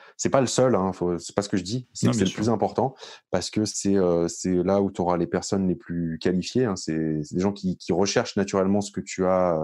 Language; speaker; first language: French; native; French